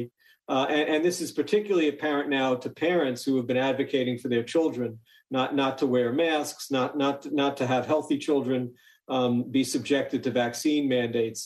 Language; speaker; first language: English; native; English